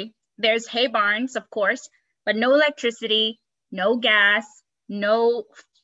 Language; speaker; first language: English; non-native, local second language; Sylheti